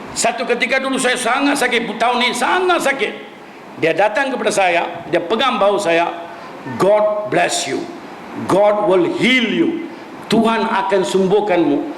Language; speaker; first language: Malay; non-native, local second language; Min Nan Chinese